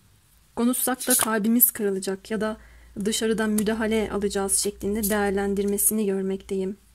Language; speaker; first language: Turkish; native; Turkish